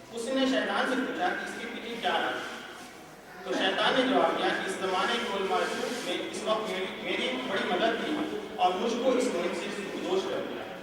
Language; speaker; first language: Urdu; native; Urdu